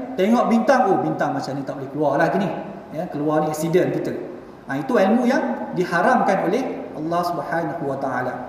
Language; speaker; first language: Malay; native; Malay